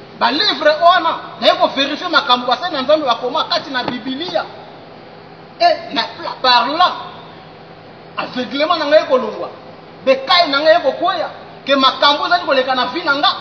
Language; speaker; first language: Lingala; non-native, local second language; Kongo